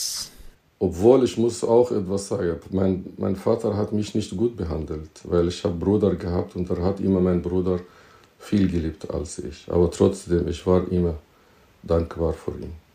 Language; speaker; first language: German; non-native, fluent; Arabic